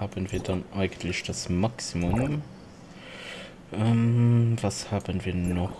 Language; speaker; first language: German; non-native, local second language; Luxembourgish